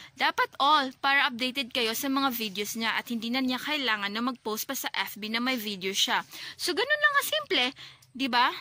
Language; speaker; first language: Filipino; non-native, local second language; Waray